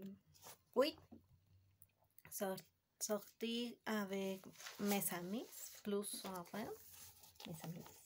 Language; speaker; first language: French; non-native, learner; Spanish